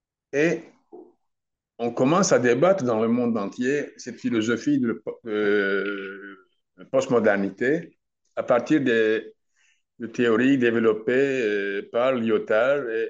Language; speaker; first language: French; non-native, fluent; Turkish